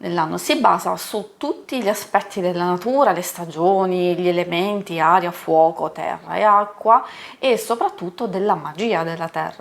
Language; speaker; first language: Italian; native; Italian